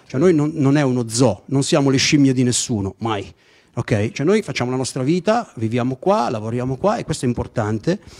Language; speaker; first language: Italian; native; Italian